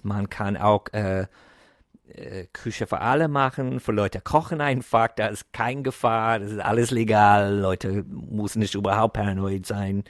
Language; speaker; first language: German; non-native, fluent; English